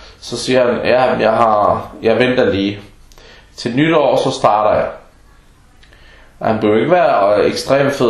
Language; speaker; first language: Danish; early bilingual, other home language; Arabic